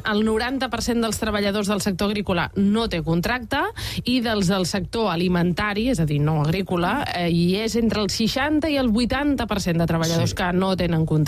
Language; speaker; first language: Catalan; native; Catalan